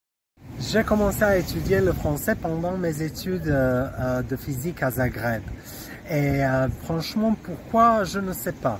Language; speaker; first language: French; non-native, fluent; Croatian